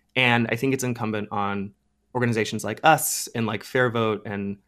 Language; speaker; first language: English; native; English